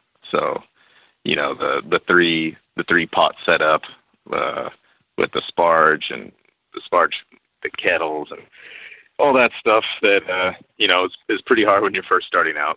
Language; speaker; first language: English; native; English